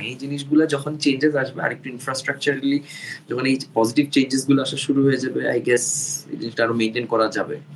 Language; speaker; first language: Bangla; native; Bangla